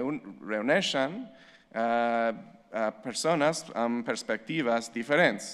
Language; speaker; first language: Catalan; non-native, fluent; English